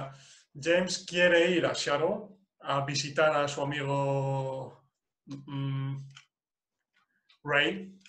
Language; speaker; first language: Spanish; non-native, fluent; English